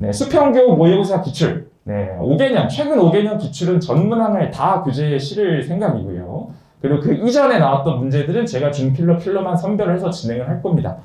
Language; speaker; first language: Korean; native; Korean